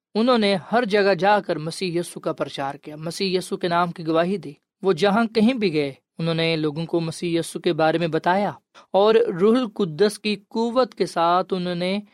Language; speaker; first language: Urdu; non-native, local second language; Punjabi